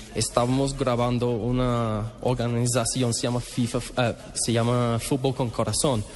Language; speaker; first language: Spanish; non-native, learner; English